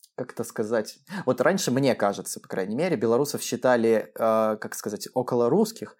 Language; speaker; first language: Russian; native; Russian